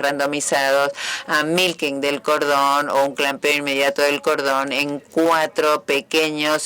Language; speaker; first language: Spanish; native; Spanish